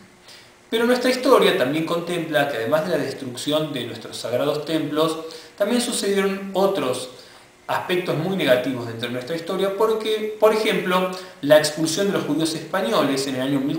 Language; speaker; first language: Spanish; native; Spanish